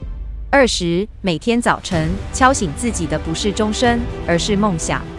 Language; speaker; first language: Chinese; native; Chinese